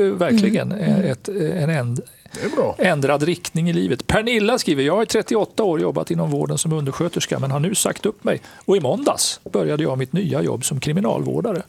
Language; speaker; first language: Swedish; native; Swedish